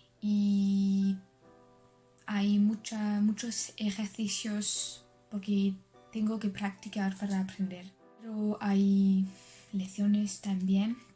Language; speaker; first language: Spanish; non-native, learner; French